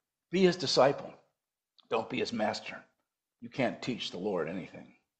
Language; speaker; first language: English; native; English